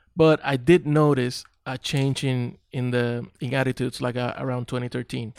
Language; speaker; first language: English; non-native, local second language; Spanish